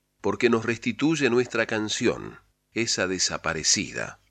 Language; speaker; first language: Spanish; native; Spanish